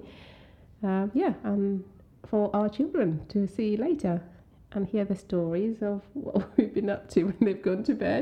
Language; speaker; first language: English; non-native, local second language; Swahili